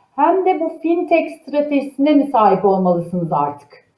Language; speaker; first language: Turkish; native; Turkish